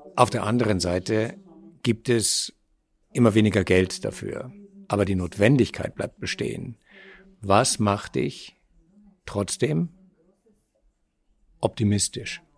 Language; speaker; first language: German; native; German